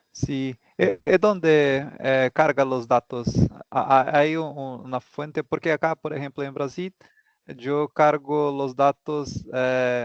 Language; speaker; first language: Spanish; non-native, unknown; Portuguese